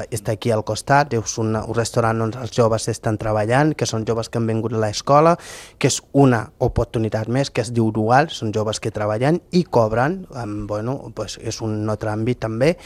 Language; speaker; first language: Catalan; non-native, local second language; Fula